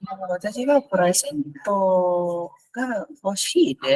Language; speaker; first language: Japanese; non-native, learner; Indonesian